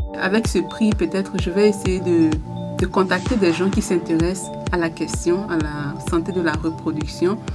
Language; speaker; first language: French; non-native, local second language; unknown